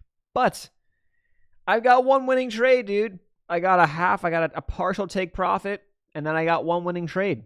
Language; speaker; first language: English; native; English